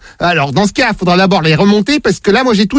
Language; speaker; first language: French; native; French